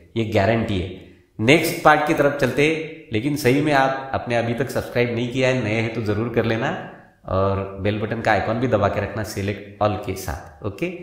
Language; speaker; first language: Hindi; non-native, local second language; Marathi